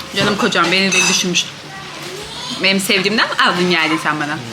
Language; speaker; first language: Turkish; native; Turkish